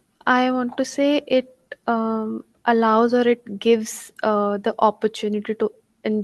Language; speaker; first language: English; non-native, learner; Hindi